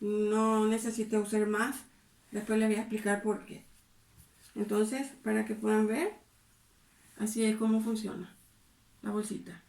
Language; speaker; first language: Spanish; native; Spanish